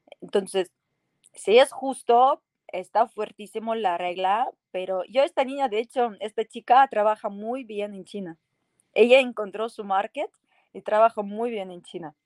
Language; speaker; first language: Spanish; non-native, fluent; Ukrainian